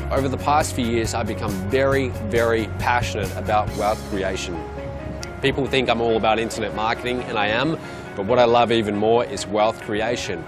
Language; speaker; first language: English; native; English